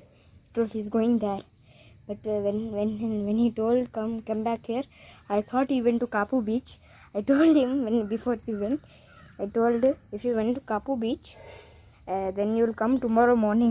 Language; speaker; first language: English; non-native, local second language; Konkani